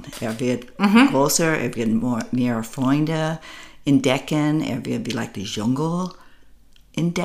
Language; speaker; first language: German; non-native, fluent; English